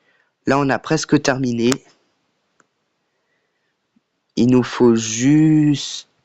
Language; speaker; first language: French; native; French